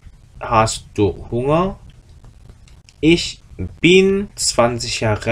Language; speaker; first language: German; non-native, fluent; Korean